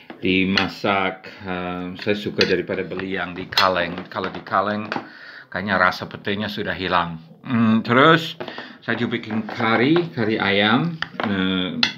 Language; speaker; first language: Indonesian; non-native, fluent; English